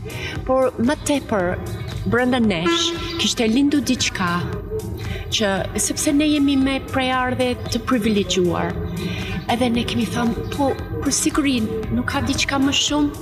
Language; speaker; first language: Albanian; non-native, learner; English